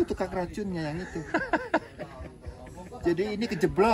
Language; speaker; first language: Indonesian; native; Indonesian